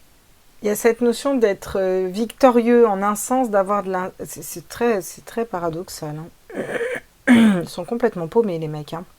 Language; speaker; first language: French; native; French